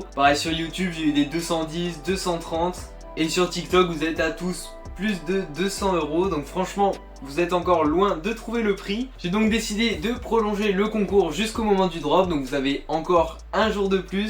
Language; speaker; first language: French; native; French